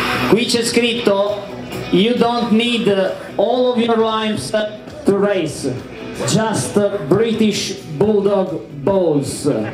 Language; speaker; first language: English; non-native, learner; Italian